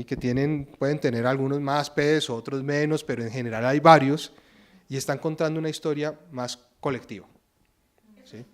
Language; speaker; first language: Spanish; native; Spanish